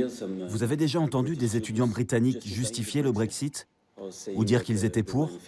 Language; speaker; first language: French; native; French